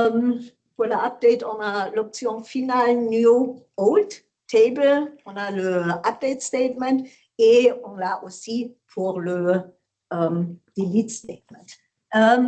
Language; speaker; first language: French; non-native, learner; German